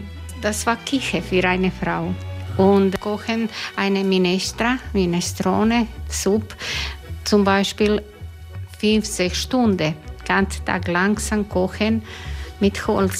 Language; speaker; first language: German; non-native, learner; Croatian